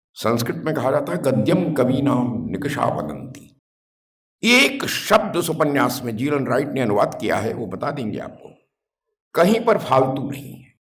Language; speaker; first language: Hindi; native; Hindi